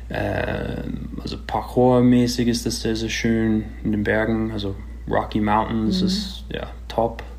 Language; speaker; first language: German; early bilingual, other home language; English